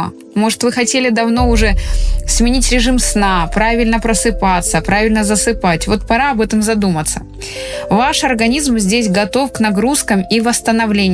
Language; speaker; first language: Russian; native; Russian